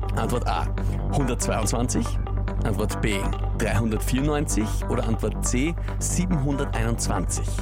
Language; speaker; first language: German; native; German